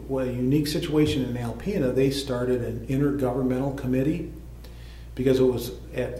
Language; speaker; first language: English; native; English